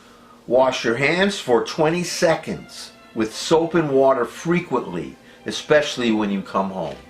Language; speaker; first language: English; native; English